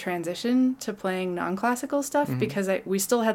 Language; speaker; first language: English; native; English